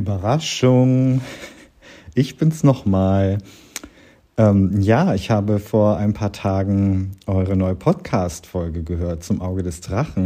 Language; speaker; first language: German; native; German